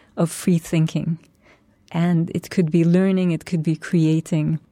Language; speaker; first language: English; non-native, fluent; Turkish